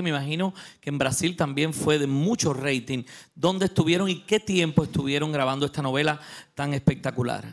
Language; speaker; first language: Spanish; native; Spanish